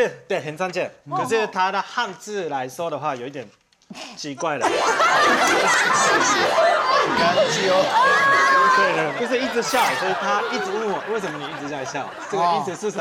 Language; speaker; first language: Chinese; non-native, learner; Japanese